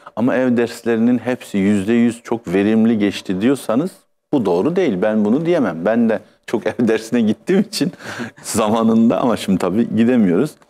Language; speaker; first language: Turkish; native; Turkish